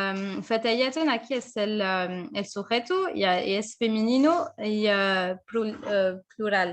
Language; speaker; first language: Spanish; non-native, fluent; Arabic